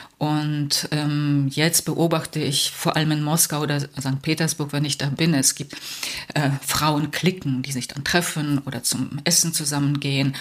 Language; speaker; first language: German; early bilingual, heritage; Plautdietsch